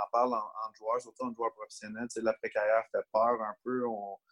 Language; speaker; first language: French; native; French